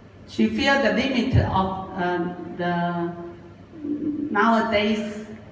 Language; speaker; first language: English; non-native, learner; Japanese